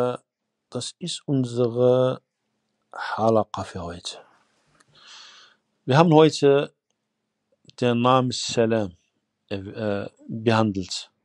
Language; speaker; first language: German; non-native, fluent; Arabic